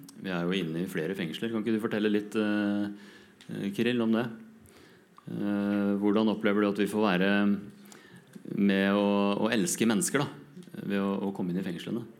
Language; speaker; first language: Norwegian; native; Norwegian